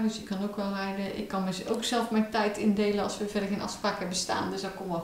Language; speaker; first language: Dutch; native; Dutch